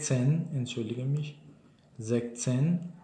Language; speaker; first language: German; non-native, learner; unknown